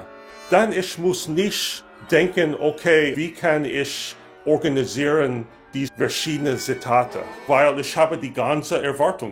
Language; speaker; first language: German; non-native, learner; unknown